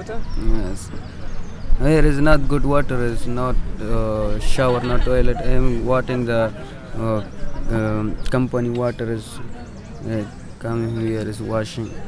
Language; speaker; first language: English; non-native, learner; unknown